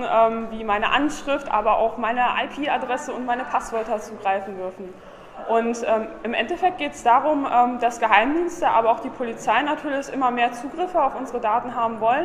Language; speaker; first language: German; native; German